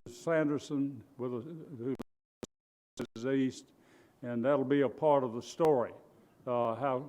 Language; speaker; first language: English; native; English